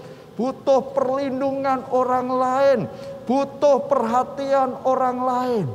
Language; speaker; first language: Indonesian; native; Indonesian